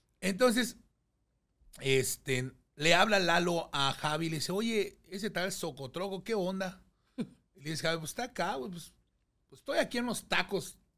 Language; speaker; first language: Spanish; native; Spanish